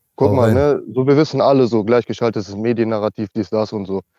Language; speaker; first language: German; native; German